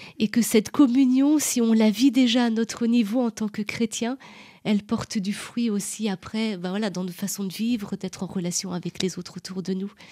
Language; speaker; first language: French; native; French